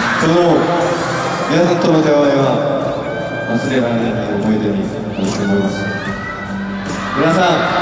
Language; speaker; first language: Japanese; non-native, fluent; Korean